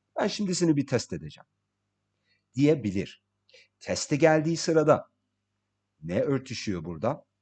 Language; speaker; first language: Turkish; early bilingual, heritage; English